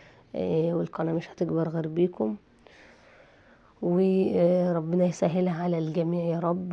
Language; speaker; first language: Arabic; native; Arabic